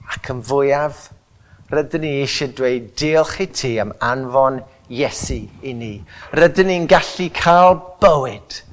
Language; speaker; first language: Welsh; non-native, local second language; English